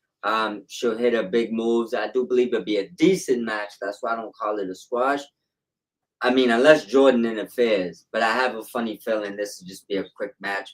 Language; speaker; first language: English; native; English